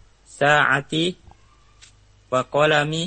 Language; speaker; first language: Arabic; non-native, learner; Indonesian